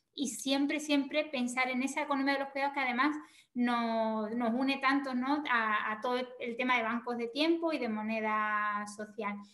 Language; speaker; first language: Spanish; native; Spanish